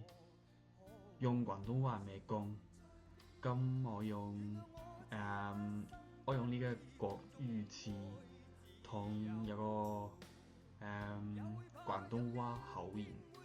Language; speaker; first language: Cantonese; non-native, learner; English